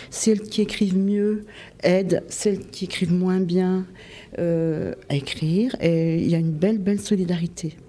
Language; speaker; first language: French; native; French